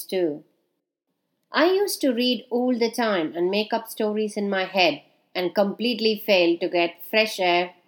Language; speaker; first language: English; non-native, local second language; Tamil